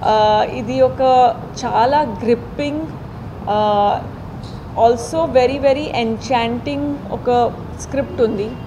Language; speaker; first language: Telugu; non-native, fluent; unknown